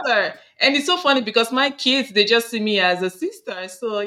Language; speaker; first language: English; non-native, local second language; Yoruba